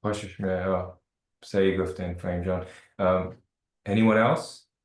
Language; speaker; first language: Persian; early bilingual, other home language; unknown